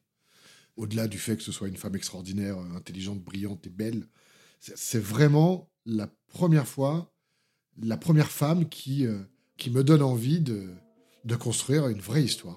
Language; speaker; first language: French; native; French